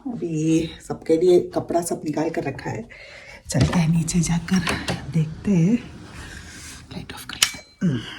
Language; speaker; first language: Hindi; non-native, local second language; Malayalam